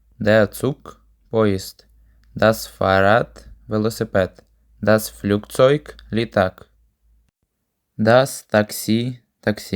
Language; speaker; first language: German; non-native, fluent; Ukrainian